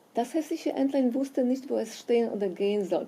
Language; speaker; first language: German; non-native, fluent; Polish